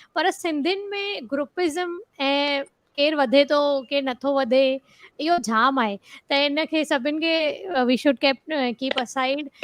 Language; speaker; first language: Sindhi; early bilingual, heritage; Sindhi